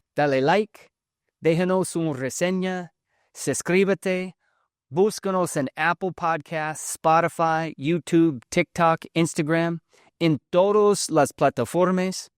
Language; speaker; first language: Spanish; early bilingual, heritage; English